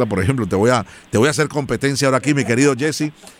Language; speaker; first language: Spanish; native; Spanish